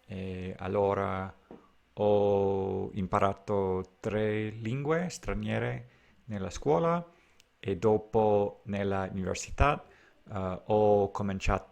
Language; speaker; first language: Italian; non-native, learner; English